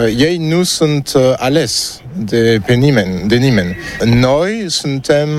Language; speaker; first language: Romanian; non-native, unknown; French